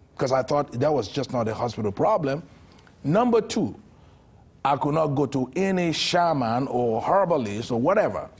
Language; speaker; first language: English; non-native, local second language; Yoruba